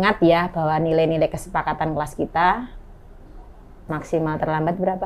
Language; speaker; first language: Indonesian; native; Indonesian